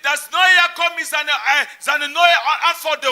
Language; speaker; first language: German; non-native, fluent; French